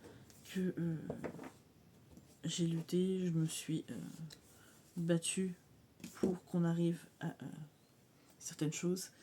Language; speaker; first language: French; native; French